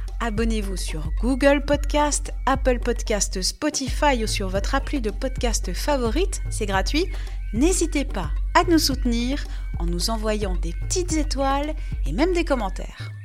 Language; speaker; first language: French; native; French